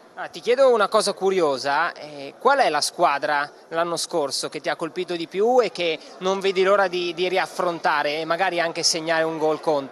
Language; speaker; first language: Italian; native; Italian